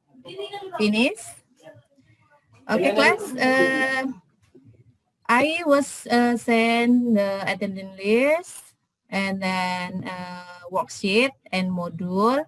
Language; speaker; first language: English; non-native, fluent; Indonesian